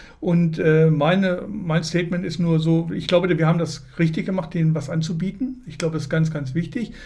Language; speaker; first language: German; native; German